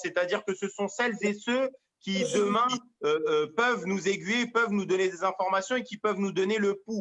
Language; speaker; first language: French; native; French